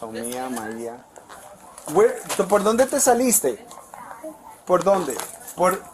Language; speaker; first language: Spanish; early bilingual, heritage; Spanish